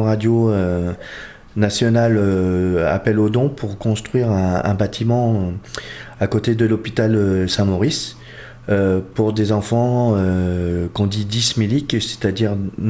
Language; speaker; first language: French; early bilingual, other home language; Portuguese